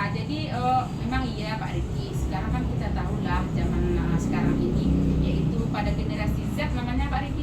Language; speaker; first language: Indonesian; native; Indonesian